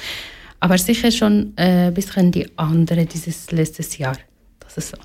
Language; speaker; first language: German; non-native, learner; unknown